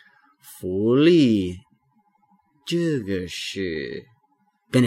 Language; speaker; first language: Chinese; non-native, learner; English